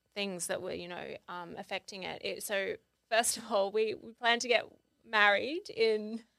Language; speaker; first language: English; native; English